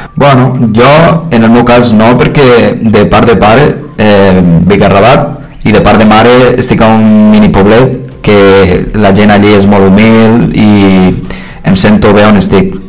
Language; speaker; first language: Catalan; early bilingual, other home language; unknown